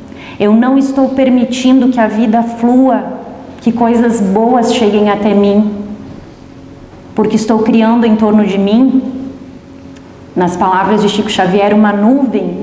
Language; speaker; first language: Portuguese; native; Portuguese